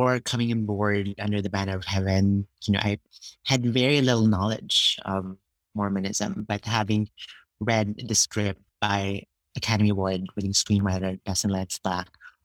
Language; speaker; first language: English; non-native, local second language; Cebuano